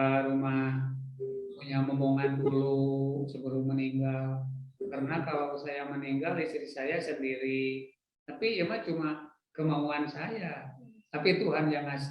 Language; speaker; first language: Indonesian; non-native, local second language; Sundanese